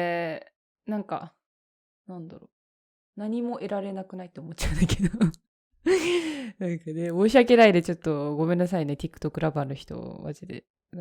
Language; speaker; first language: Japanese; native; Japanese